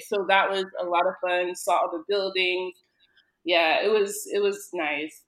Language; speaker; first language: English; early bilingual, other home language; Yoruba